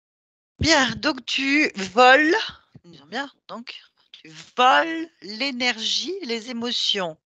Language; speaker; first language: French; native; French